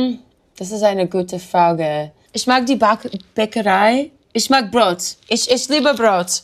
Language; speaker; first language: German; non-native, learner; English